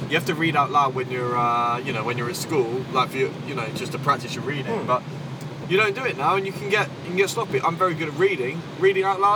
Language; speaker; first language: English; native; English